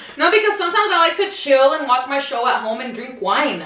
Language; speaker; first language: English; early bilingual, other home language; Spanish